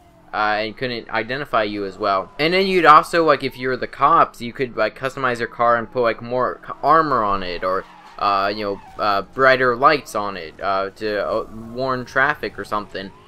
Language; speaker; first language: English; native; English